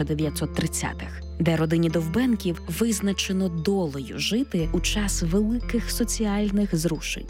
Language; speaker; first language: Ukrainian; native; Ukrainian